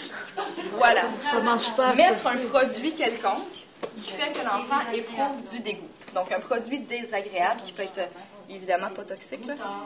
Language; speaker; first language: French; native; French